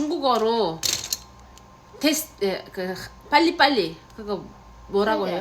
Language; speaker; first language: Korean; non-native, fluent; Uzbek